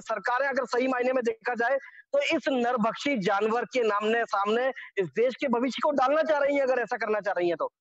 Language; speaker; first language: Hindi; native; Hindi